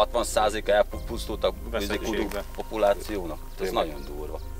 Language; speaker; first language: Hungarian; native; Hungarian